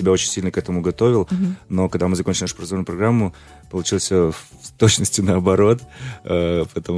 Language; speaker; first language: Russian; native; Russian